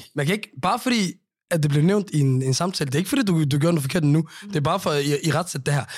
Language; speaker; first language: Danish; early bilingual, other home language; Somali